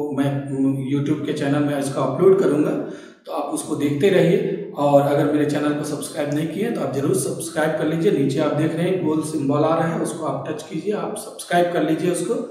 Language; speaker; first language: Hindi; native; Hindi